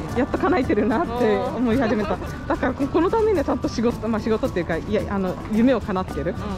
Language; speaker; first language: Japanese; non-native, fluent; Portuguese